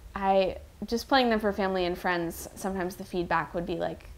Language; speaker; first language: English; native; English